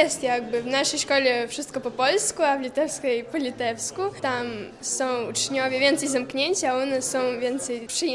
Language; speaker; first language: Polish; early bilingual, heritage; Polish